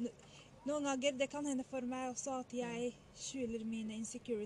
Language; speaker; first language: Norwegian; early bilingual, other home language; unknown